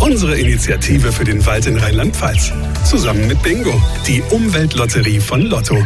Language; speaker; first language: German; native; German